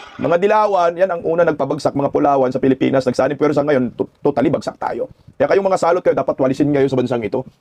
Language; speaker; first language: Filipino; non-native, local second language; Cebuano